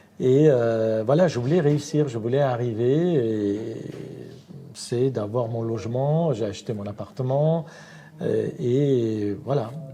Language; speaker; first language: French; non-native, fluent; Armenian